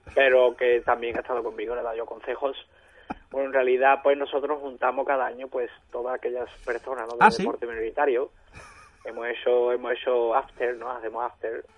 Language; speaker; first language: Spanish; non-native, fluent; German